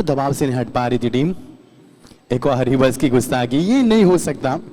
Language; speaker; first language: Hindi; non-native, local second language; Marathi